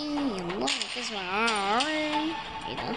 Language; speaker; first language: Arabic; native; Arabic